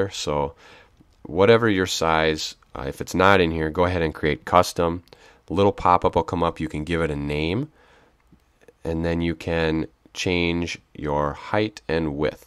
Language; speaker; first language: English; native; English